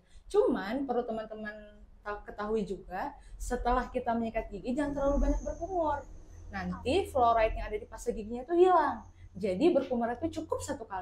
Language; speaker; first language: Indonesian; native; Indonesian